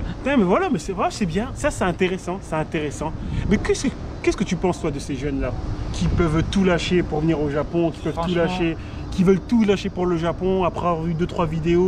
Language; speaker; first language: French; native; French